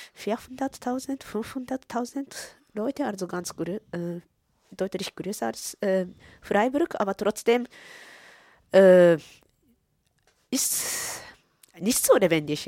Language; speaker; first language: German; non-native, fluent; Japanese